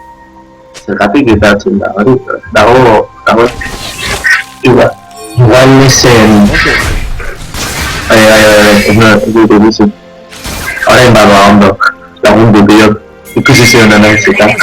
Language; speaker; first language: Basque; non-native, local second language; Spanish